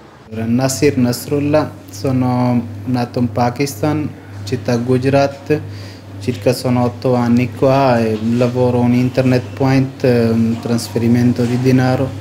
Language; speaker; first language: Italian; non-native, learner; Punjabi